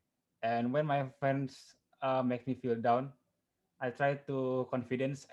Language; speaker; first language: English; non-native, learner; Indonesian